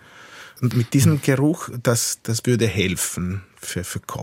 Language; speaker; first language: German; non-native, fluent; Italian